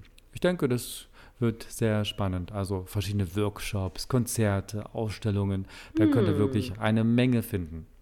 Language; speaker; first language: German; native; German